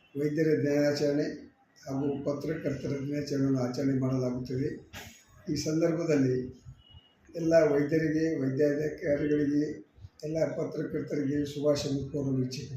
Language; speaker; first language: Kannada; native; Kannada